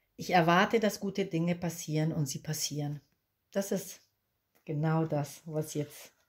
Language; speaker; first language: German; non-native, fluent; Spanish